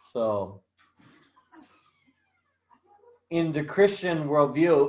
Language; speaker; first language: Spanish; non-native, learner; English